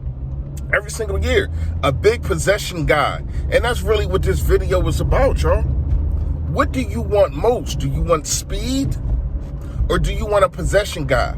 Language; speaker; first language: English; native; English